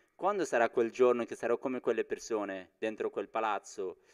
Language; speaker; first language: Italian; non-native, fluent; Persian